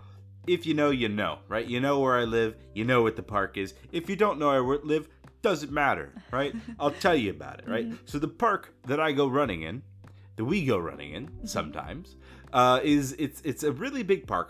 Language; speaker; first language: English; native; English